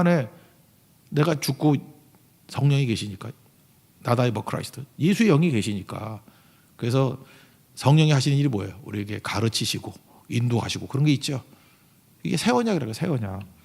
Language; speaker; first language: Korean; native; Korean